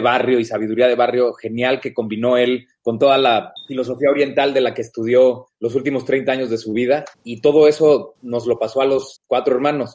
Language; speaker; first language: Spanish; native; Spanish